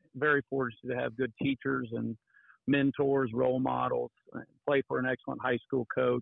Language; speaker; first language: English; native; English